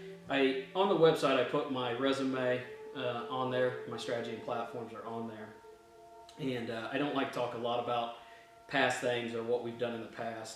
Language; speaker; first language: English; native; English